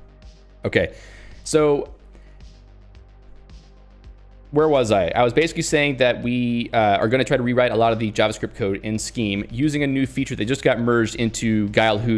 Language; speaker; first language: English; native; English